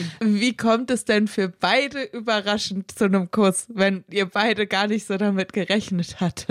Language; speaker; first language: German; native; German